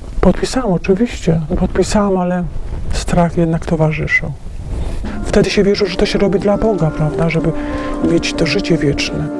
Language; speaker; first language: Polish; native; Polish